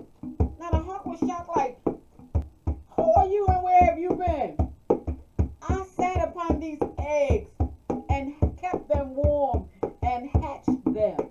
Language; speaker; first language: English; native; English